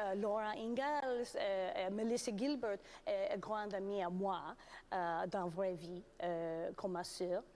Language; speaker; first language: French; non-native, learner; English